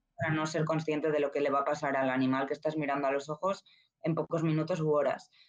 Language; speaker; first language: Spanish; native; Spanish